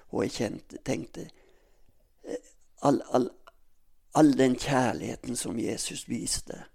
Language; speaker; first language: Norwegian; native; Norwegian